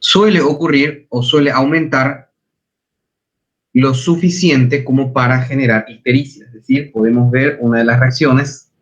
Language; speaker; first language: Spanish; native; Spanish